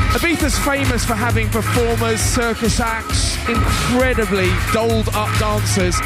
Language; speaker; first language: English; native; English